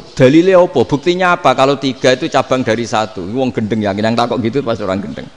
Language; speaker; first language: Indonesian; non-native, local second language; Javanese